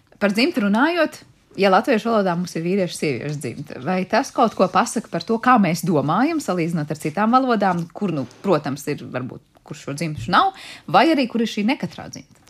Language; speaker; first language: Latvian; native; Latvian